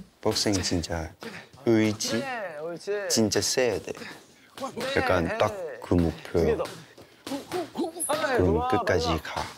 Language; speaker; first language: Korean; non-native, fluent; Cantonese